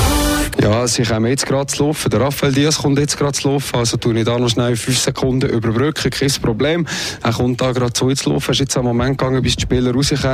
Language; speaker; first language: German; native; German